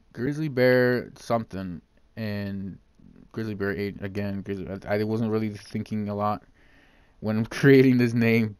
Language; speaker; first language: English; native; English